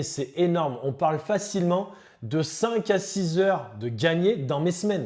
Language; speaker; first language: French; native; French